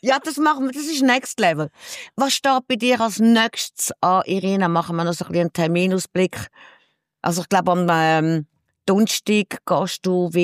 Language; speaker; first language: German; native; German